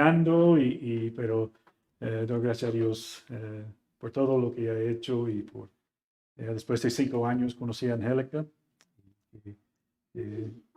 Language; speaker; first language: Spanish; non-native, fluent; English